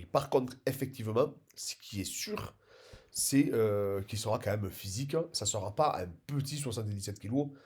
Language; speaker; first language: French; native; French